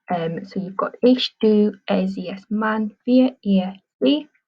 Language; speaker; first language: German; non-native, fluent; English